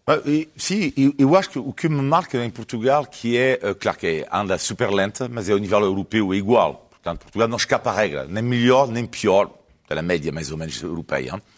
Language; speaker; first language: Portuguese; non-native, fluent; French